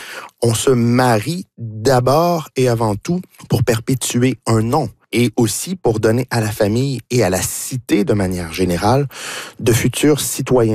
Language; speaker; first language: French; native; French